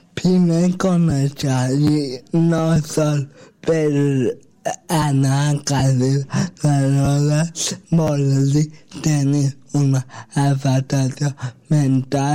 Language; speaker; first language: Catalan; non-native, local second language; Spanish